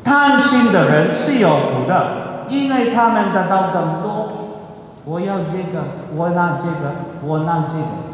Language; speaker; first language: Chinese; non-native, fluent; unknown